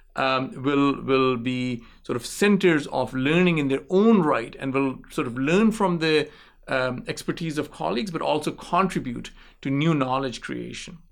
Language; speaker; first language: English; non-native, local second language; Urdu